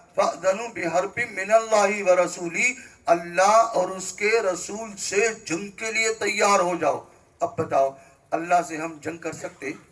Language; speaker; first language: Urdu; native; Urdu